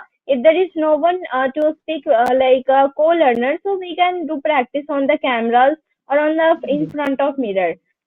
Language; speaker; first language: English; non-native, learner; Hindi